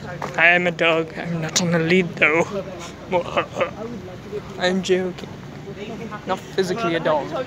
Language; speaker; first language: English; native; English